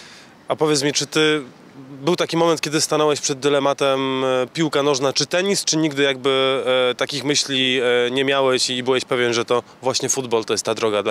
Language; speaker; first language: Polish; native; Polish